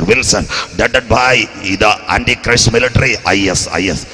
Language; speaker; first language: English; non-native, local second language; Malayalam